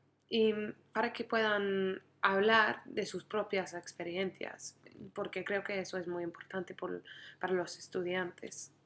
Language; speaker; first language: Spanish; non-native, fluent; English